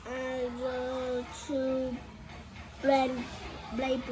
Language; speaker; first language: English; non-native, learner; Vietnamese